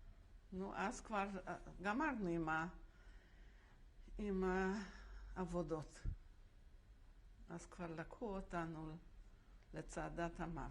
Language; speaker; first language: Hebrew; non-native, fluent; Polish